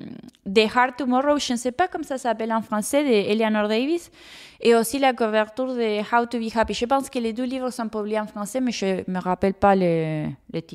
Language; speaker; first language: French; non-native, fluent; Spanish